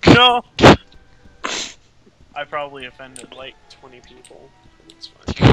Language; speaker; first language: English; native; English